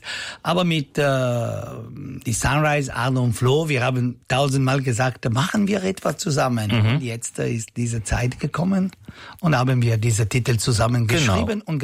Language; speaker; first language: German; non-native, learner; Italian